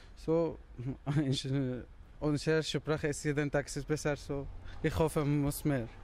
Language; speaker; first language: German; non-native, learner; Arabic